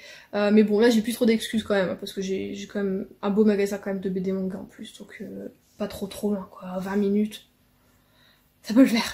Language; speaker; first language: French; native; French